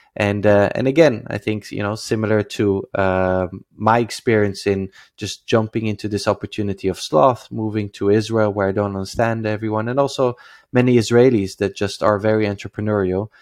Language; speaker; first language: English; non-native, fluent; Dutch